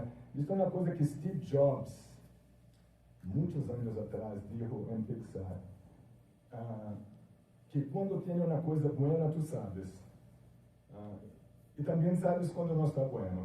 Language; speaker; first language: Spanish; non-native, fluent; Portuguese